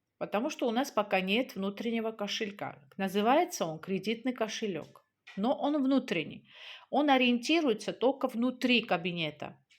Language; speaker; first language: Russian; non-native, local second language; Georgian